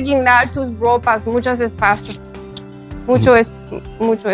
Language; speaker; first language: Spanish; non-native, learner; English